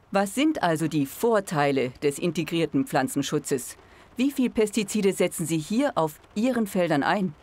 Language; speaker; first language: German; native; German